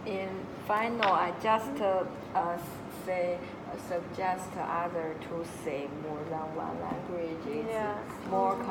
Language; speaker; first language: English; non-native, local second language; Chinese